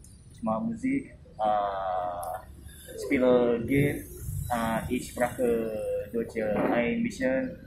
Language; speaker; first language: German; non-native, learner; Indonesian